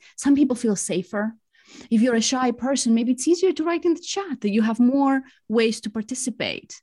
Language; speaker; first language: English; non-native, fluent; Greek